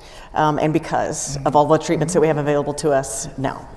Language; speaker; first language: English; native; English